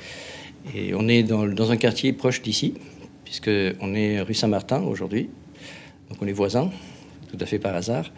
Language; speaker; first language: French; non-native, fluent; Spanish